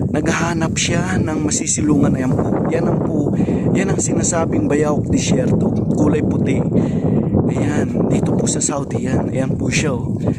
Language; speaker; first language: Filipino; non-native, local second language; Cebuano